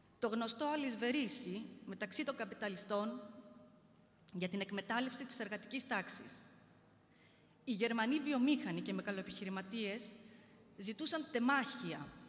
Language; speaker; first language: Greek; early bilingual, heritage; Greek